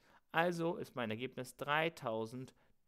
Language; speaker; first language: German; native; German